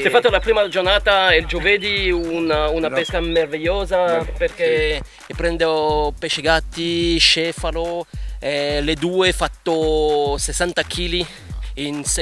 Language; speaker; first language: Italian; non-native, learner; French